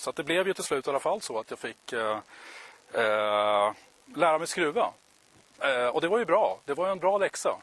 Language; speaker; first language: Swedish; native; Swedish